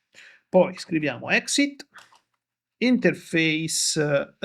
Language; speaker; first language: Italian; native; Italian